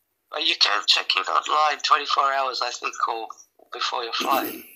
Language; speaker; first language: English; early bilingual, other home language; Serbian